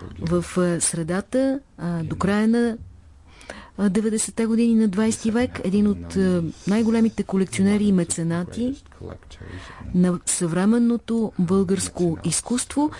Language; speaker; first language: Bulgarian; native; Bulgarian